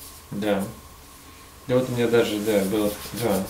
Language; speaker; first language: Russian; native; Russian